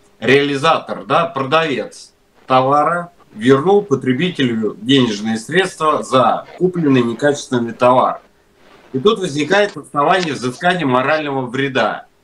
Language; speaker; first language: Russian; native; Russian